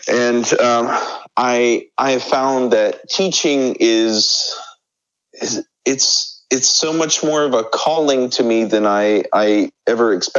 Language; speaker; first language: English; native; English